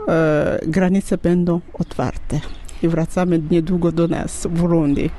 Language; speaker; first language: Polish; non-native, learner; French